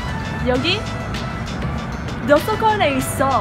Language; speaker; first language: Korean; non-native, learner; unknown